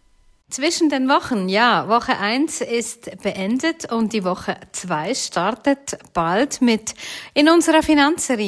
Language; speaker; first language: German; native; German